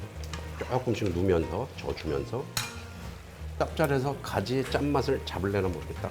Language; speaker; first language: Korean; native; Korean